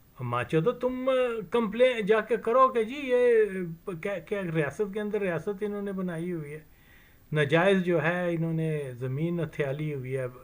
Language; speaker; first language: Urdu; non-native, local second language; Punjabi